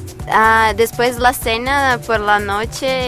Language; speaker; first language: Spanish; non-native, learner; Portuguese